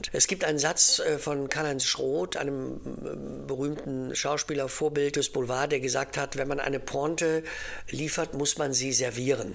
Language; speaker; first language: German; native; German